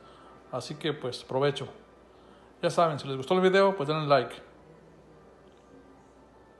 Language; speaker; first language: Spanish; native; Spanish